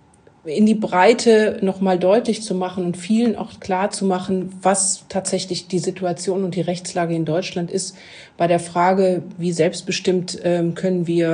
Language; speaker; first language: German; native; German